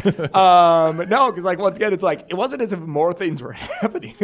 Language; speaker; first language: English; native; English